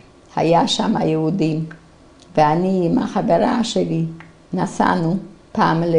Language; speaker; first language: Hebrew; non-native, fluent; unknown